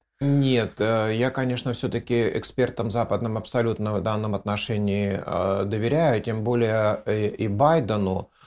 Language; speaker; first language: Russian; native; Russian